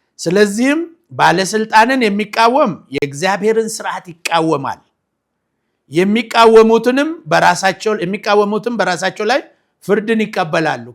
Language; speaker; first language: Amharic; non-native, local second language; Oromo